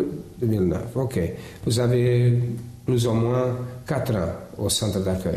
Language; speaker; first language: French; non-native, fluent; Portuguese